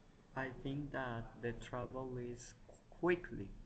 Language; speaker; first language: English; non-native, learner; Spanish